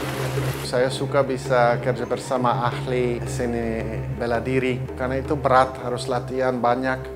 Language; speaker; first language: Indonesian; non-native, learner; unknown